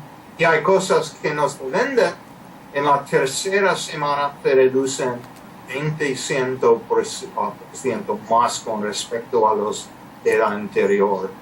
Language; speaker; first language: Spanish; non-native, learner; English